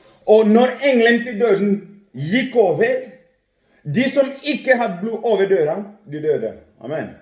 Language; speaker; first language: Norwegian; non-native, fluent; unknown